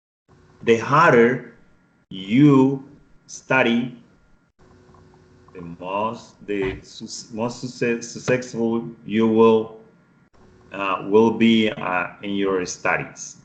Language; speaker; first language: English; non-native, fluent; Spanish